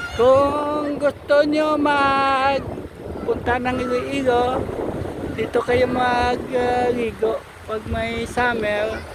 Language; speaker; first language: Filipino; non-native, local second language; Hiligaynon